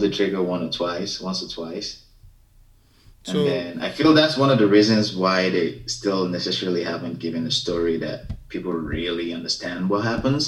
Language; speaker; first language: English; non-native, local second language; Yoruba